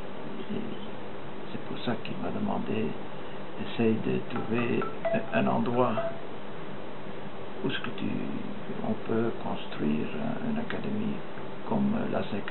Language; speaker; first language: French; non-native, fluent; Dutch